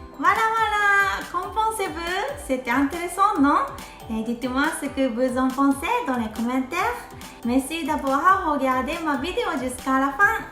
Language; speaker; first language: French; non-native, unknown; Japanese